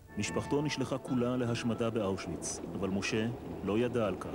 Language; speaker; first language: Hebrew; native; Hebrew